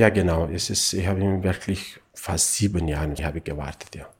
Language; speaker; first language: German; non-native, learner; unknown